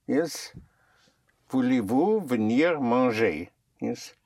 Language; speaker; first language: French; non-native, fluent; English